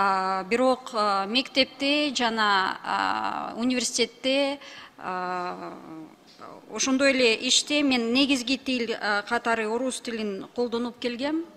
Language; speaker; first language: Kyrgyz; non-native, local second language; Russian